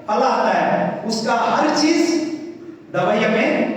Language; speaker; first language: Hindi; non-native, local second language; Telugu